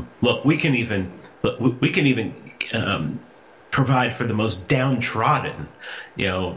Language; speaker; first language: English; native; English